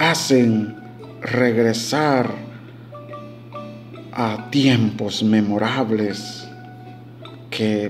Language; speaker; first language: Spanish; native; Spanish